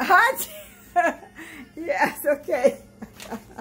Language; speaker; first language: English; non-native, learner; Portuguese